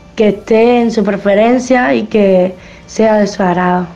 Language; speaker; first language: Spanish; native; Spanish